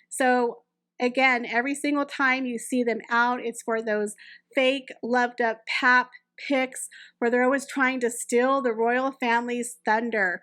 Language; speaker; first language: English; native; English